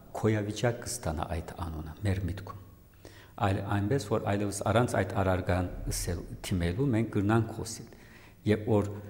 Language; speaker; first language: Armenian; native; Armenian